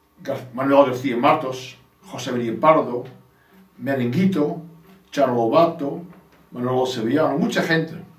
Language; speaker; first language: Spanish; non-native, fluent; English